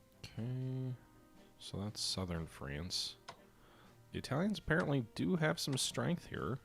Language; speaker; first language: English; native; English